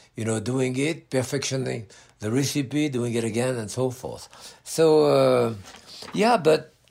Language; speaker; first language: English; non-native, fluent; French